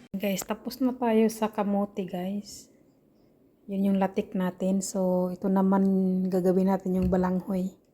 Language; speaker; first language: Filipino; non-native, local second language; Cebuano